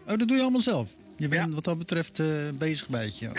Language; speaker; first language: Dutch; native; Dutch